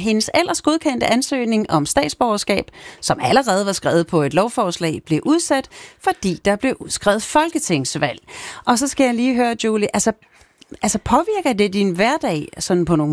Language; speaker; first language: Danish; native; Danish